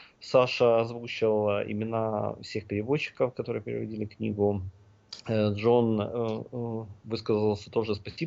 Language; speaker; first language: Russian; native; Russian